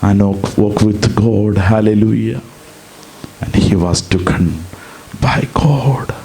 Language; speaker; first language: English; non-native, local second language; Malayalam